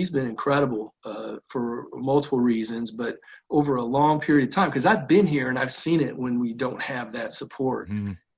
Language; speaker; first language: English; native; English